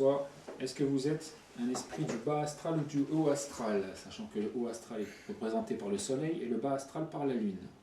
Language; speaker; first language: French; native; French